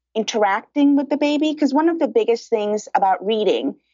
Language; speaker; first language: English; early bilingual, other home language; Spanish